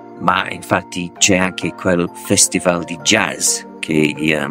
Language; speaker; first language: Italian; non-native, learner; English